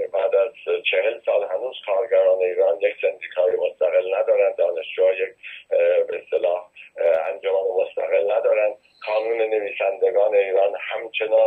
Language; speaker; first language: Persian; native; Persian